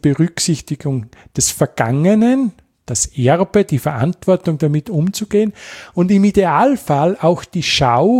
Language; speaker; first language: German; native; German